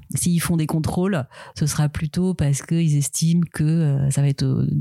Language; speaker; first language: French; native; French